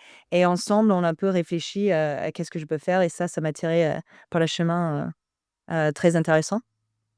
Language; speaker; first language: French; non-native, fluent; English